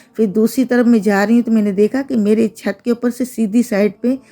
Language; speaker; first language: Urdu; native; Urdu